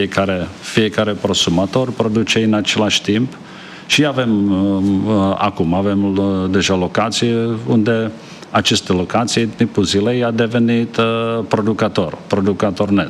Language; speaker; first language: Romanian; non-native, fluent; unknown